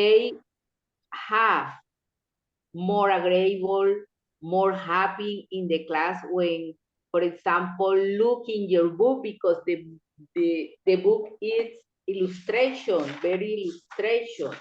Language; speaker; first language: English; non-native, local second language; Spanish